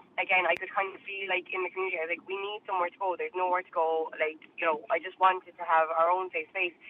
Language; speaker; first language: English; native; English